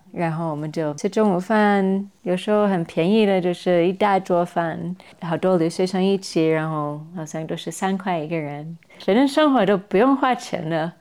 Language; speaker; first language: Chinese; non-native, fluent; English